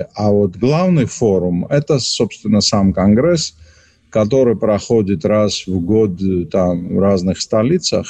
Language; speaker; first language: Russian; non-native, local second language; Georgian